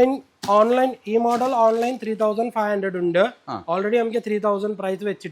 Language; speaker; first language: Malayalam; non-native, fluent; Hindi